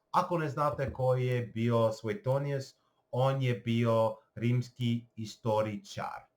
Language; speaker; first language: Bosnian; non-native, learner; English